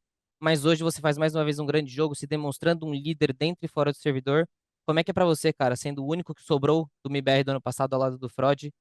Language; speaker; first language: Portuguese; native; Portuguese